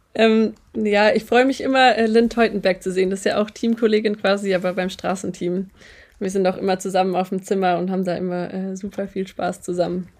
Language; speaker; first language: German; native; German